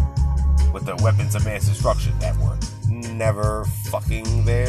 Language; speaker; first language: English; native; English